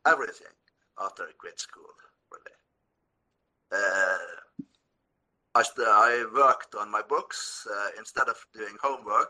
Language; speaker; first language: English; non-native, fluent; Norwegian